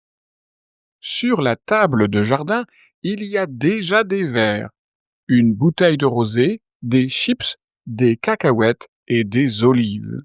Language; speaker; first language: French; native; French